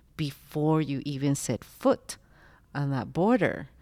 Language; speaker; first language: English; early bilingual, other home language; Spanish